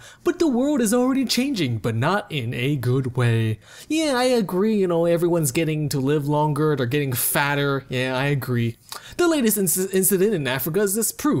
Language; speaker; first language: English; native; English